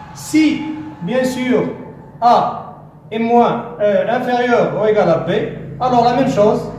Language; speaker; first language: French; non-native, local second language; Arabic